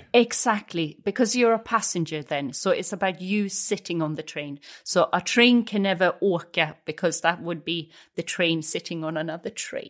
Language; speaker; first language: English; non-native, fluent; Swedish